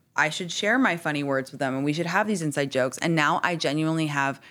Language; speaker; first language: English; native; English